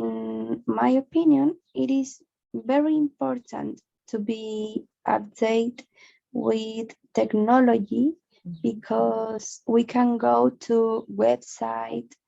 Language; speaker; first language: English; non-native, learner; Spanish